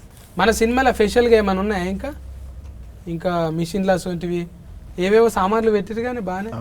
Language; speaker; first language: Telugu; native; Telugu